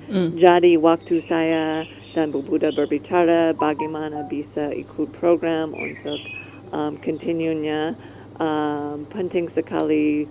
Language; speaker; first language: Indonesian; non-native, learner; English